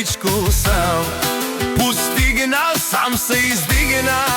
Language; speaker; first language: Bulgarian; non-native, local second language; Romany